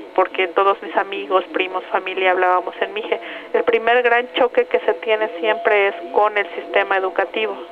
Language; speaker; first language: Spanish; non-native, local second language; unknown